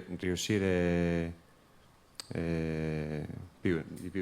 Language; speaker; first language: Italian; non-native, learner; Spanish